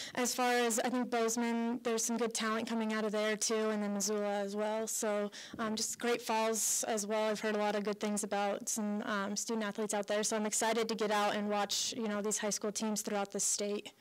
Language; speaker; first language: English; native; English